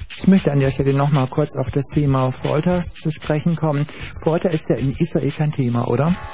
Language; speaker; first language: German; native; German